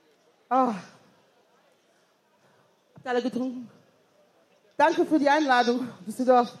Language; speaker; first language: German; non-native, fluent; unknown